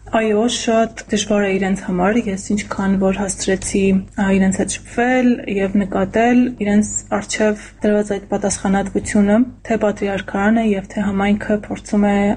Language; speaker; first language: Armenian; native; Armenian